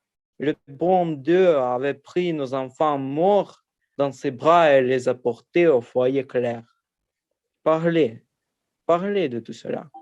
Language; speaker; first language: French; non-native, learner; Ukrainian